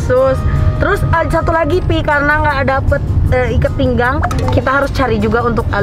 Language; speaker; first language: Indonesian; native; Indonesian